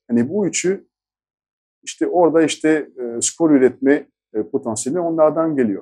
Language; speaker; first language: Turkish; non-native, fluent; French